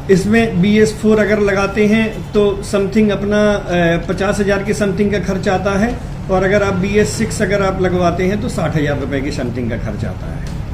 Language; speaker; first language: Hindi; native; Hindi